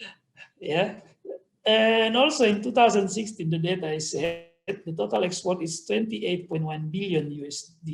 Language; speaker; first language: English; non-native, fluent; Indonesian